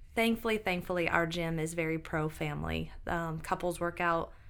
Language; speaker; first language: English; native; English